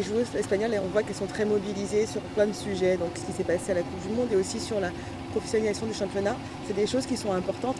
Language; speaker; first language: French; native; French